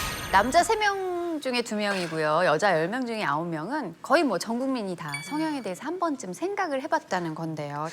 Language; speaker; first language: Korean; native; Korean